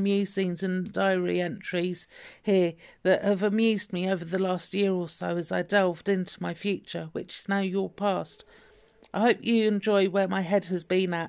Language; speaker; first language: English; native; English